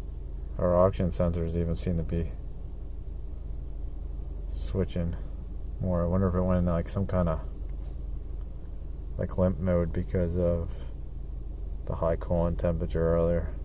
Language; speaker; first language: English; native; English